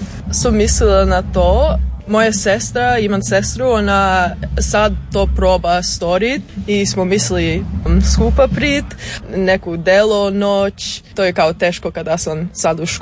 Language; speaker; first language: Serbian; early bilingual, heritage; English